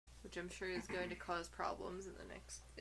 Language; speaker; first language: English; native; English